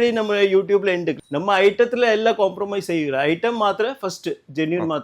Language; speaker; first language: Malayalam; non-native, local second language; Tamil